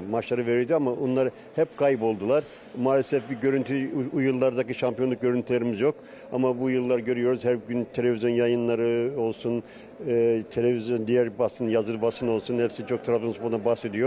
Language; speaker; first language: Turkish; native; Turkish